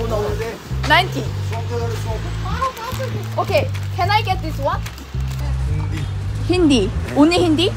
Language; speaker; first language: English; non-native, learner; Korean